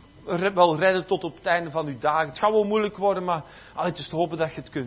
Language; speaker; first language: Dutch; native; Dutch